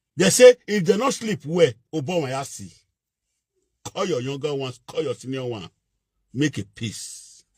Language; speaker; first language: Nigerian Pidgin; native; Nigerian Pidgin